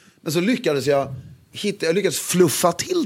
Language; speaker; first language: Swedish; native; Swedish